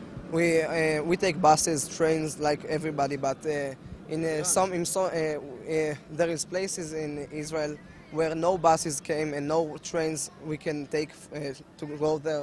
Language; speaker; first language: English; non-native, learner; Hebrew